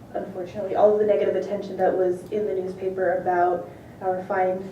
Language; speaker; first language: English; native; English